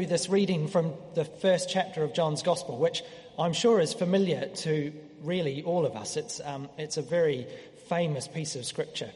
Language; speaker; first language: English; native; English